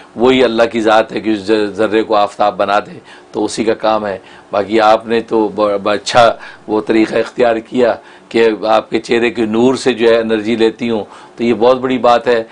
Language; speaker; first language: Urdu; native; Urdu